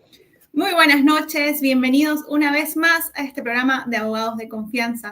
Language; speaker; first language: Spanish; native; Spanish